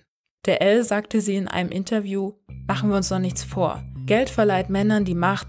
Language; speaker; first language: German; native; German